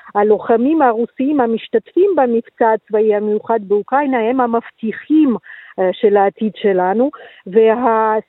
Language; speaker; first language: Hebrew; non-native, fluent; Russian